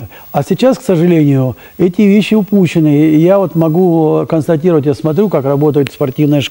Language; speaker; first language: Russian; native; Russian